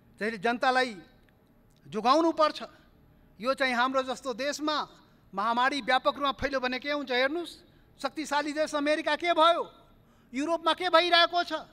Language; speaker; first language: Nepali; non-native, local second language; Maithili